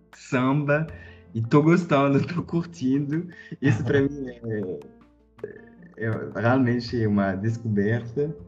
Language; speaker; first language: Portuguese; non-native, fluent; French